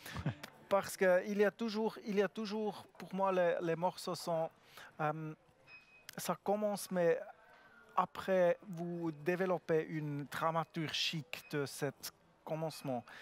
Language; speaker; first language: French; non-native, learner; German